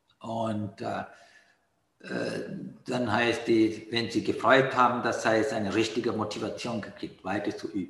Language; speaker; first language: German; non-native, fluent; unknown